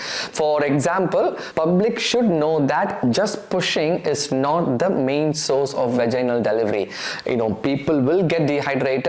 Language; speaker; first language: English; non-native, local second language; Tamil